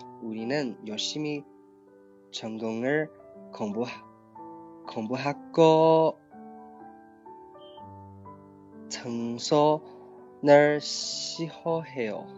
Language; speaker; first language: Korean; non-native, learner; Chinese